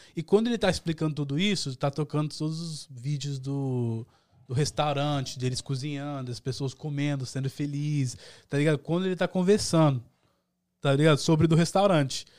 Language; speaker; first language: Portuguese; early bilingual, heritage; Portuguese